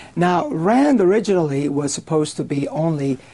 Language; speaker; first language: English; non-native, fluent; Spanish